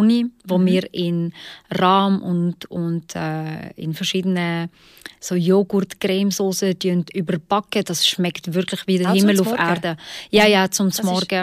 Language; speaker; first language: German; early bilingual, other home language; Albanian